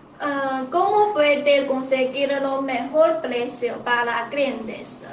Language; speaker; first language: Spanish; non-native, learner; Chinese